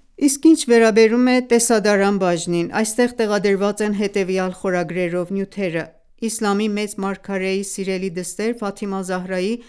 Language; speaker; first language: Armenian; early bilingual, heritage; Armenian